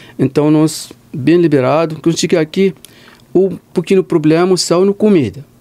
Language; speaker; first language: Portuguese; non-native, learner; Arabic